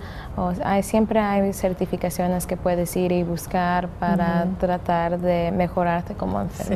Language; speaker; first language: Spanish; early bilingual, heritage; English